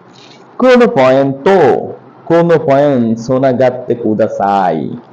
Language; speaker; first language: Japanese; non-native, learner; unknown